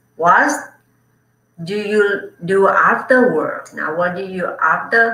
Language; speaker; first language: English; non-native, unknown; Thai